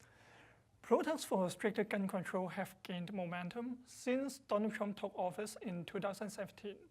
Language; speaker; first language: English; non-native, fluent; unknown